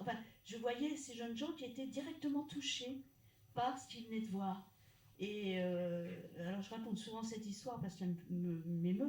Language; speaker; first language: French; native; French